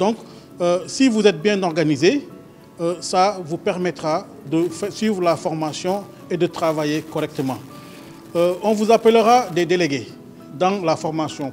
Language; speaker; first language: French; non-native, local second language; Wolof